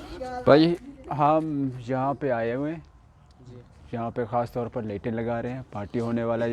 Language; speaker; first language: Hindi; non-native, local second language; Baluchi